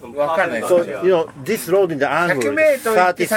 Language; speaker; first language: English; non-native, learner; Japanese